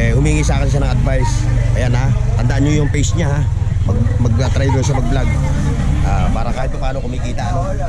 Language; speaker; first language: Filipino; native; Filipino